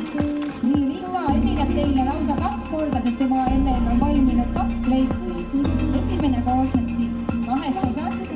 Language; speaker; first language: Estonian; native; Estonian